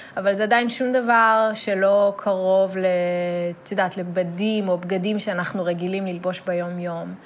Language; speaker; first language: Hebrew; native; Hebrew